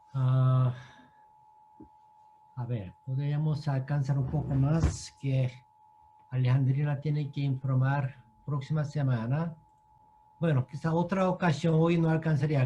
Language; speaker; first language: Spanish; non-native, fluent; Korean